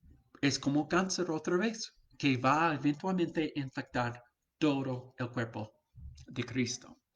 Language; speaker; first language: Spanish; non-native, fluent; English